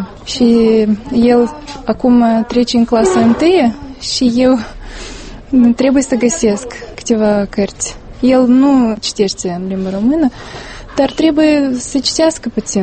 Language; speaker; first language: Romanian; non-native, local second language; Russian